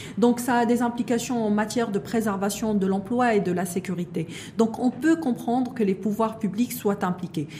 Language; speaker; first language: French; non-native, local second language; Arabic